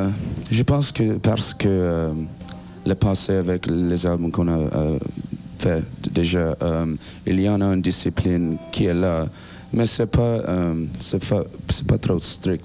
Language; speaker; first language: French; non-native, learner; English